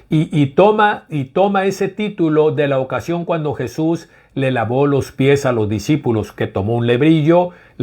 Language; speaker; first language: Spanish; native; Spanish